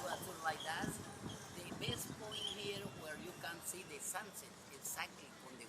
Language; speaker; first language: English; non-native, learner; Spanish